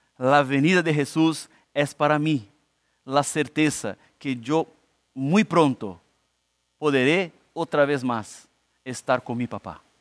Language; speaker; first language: Spanish; non-native, fluent; Portuguese